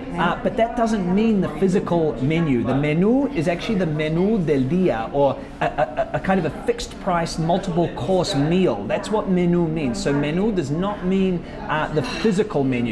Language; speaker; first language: English; native; English